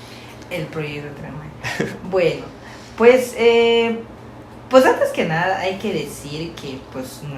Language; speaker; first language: Spanish; native; Spanish